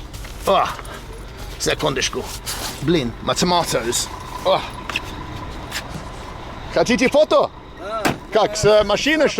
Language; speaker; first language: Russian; non-native, learner; English